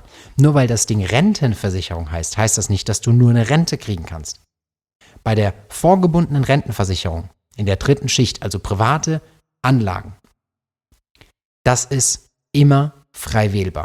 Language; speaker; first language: German; native; German